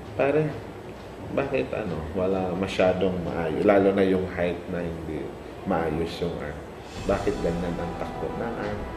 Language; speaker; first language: Filipino; non-native, local second language; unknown